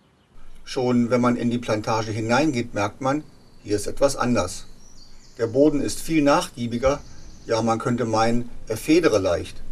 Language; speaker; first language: German; native; German